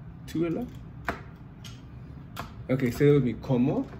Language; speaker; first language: French; non-native, learner; Filipino